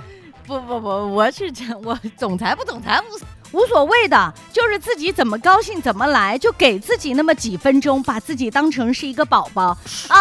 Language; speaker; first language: Chinese; native; Chinese